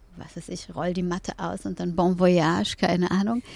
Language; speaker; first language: German; native; German